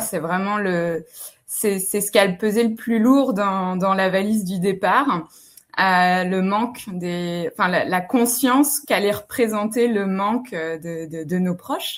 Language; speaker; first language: French; native; French